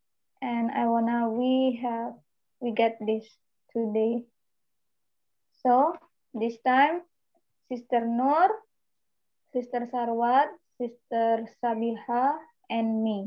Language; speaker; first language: English; non-native, learner; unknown